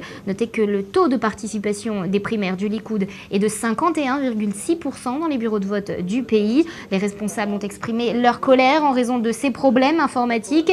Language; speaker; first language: French; native; French